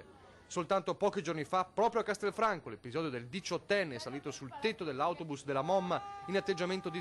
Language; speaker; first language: Italian; native; Italian